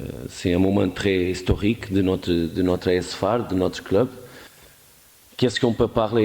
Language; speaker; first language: French; non-native, fluent; Portuguese